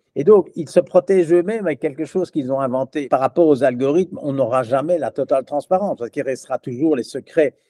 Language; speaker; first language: French; native; French